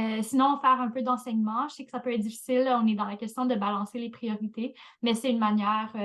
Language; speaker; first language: French; native; French